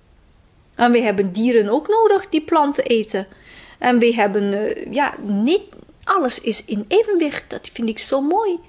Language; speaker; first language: Dutch; non-native, fluent; Chinese